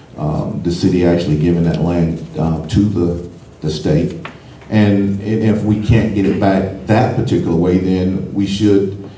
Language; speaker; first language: English; native; English